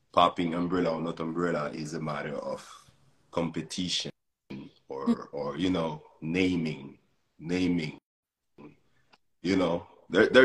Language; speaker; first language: English; non-native, fluent; French